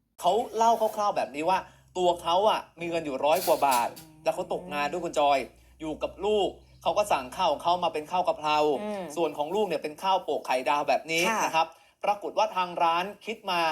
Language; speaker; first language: Thai; native; Thai